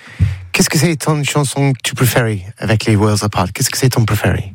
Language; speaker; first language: French; non-native, learner; English